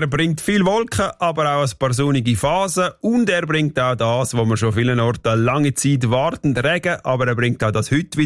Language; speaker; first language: German; native; German